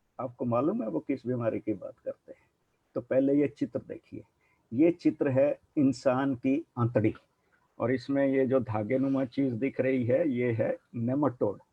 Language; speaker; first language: Hindi; non-native, local second language; Punjabi